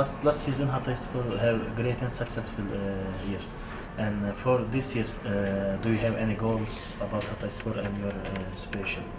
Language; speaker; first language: English; non-native, learner; Turkish